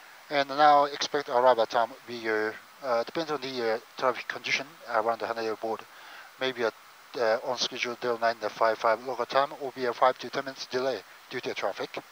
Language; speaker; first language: English; non-native, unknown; Japanese